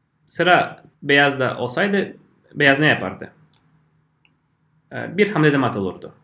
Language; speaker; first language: Turkish; non-native, fluent; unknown